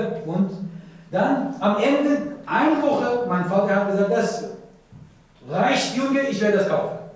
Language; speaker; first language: German; non-native, learner; Persian